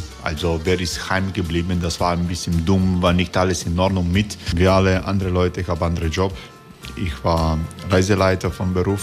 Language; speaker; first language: German; non-native, learner; Croatian